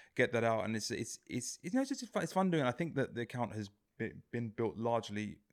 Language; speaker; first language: English; native; English